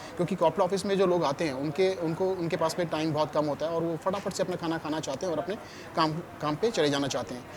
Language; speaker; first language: Hindi; native; Hindi